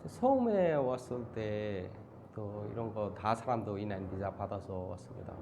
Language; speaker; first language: Korean; non-native, learner; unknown